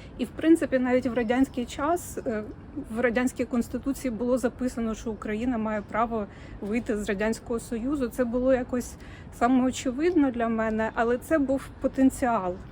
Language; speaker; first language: Ukrainian; native; Ukrainian